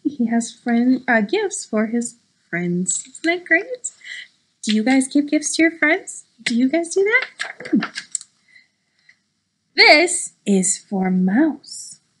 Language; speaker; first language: English; early bilingual, other home language; Spanish